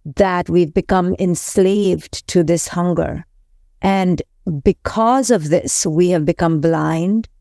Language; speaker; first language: English; non-native, local second language; Hindi